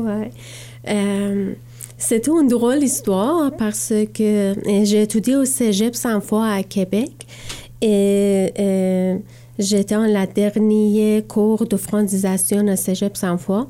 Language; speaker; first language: French; non-native, learner; Persian